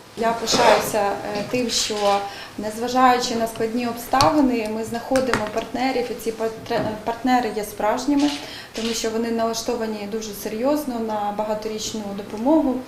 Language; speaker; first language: Ukrainian; native; Ukrainian